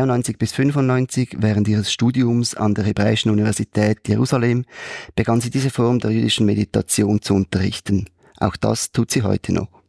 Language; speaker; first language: German; native; German